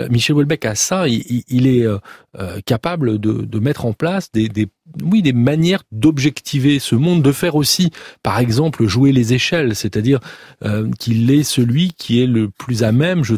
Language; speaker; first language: French; native; French